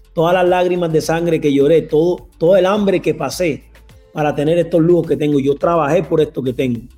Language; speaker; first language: Spanish; native; Spanish